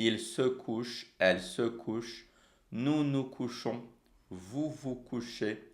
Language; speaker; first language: French; non-native, fluent; Portuguese